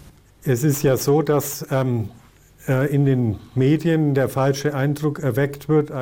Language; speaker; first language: German; non-native, fluent; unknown